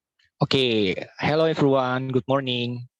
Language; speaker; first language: English; non-native, local second language; Indonesian